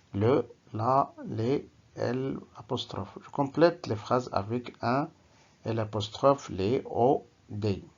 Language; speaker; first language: French; non-native, local second language; Arabic